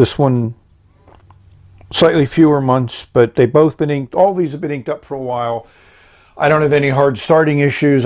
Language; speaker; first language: English; native; English